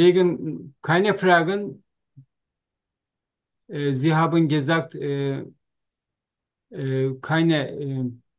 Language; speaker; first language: German; non-native, learner; Turkish